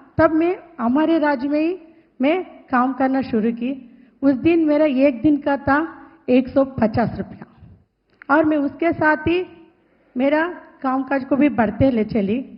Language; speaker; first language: Hindi; non-native, local second language; Telugu